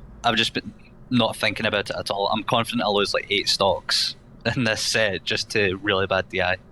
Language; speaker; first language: English; native; English